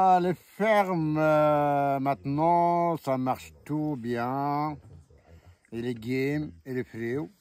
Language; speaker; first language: French; non-native, learner; Arabic